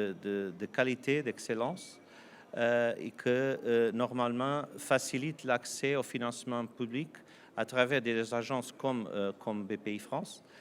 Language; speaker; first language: French; non-native, fluent; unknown